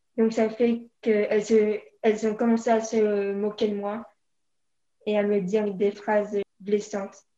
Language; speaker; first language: French; native; French